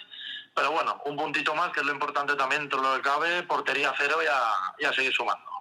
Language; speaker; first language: Spanish; native; Spanish